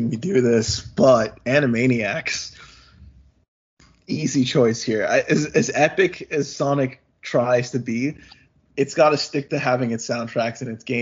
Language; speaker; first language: English; native; English